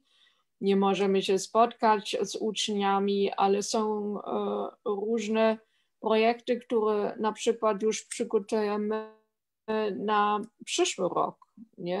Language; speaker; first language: Polish; non-native, fluent; German